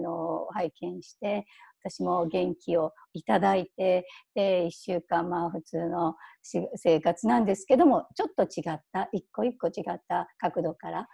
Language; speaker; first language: Japanese; native; Japanese